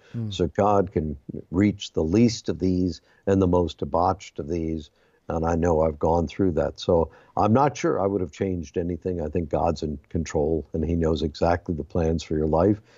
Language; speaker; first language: English; native; English